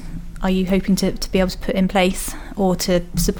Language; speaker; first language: English; native; English